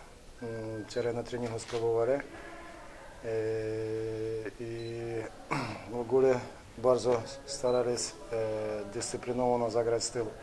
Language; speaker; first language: Polish; non-native, learner; Ukrainian